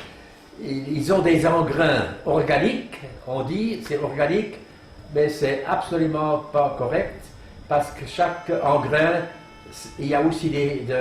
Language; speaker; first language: French; non-native, fluent; German